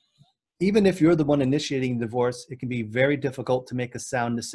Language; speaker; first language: English; native; English